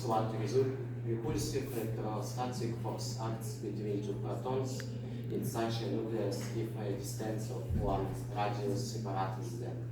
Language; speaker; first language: English; non-native, learner; Russian